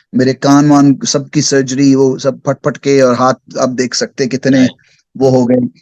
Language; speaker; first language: Hindi; early bilingual, heritage; Hindi